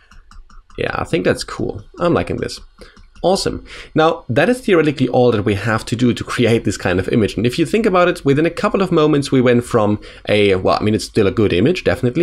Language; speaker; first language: English; non-native, fluent; German